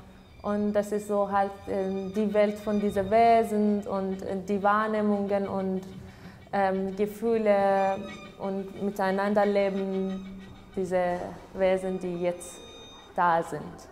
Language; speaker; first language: German; non-native, fluent; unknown